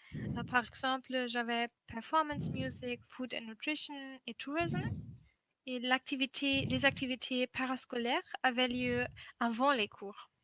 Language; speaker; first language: French; non-native, fluent; German